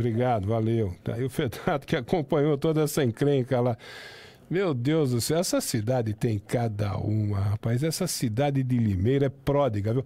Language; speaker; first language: Portuguese; native; Portuguese